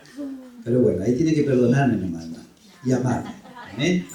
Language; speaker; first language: Spanish; native; Spanish